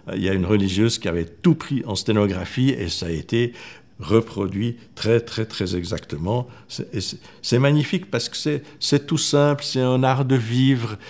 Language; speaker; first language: French; native; French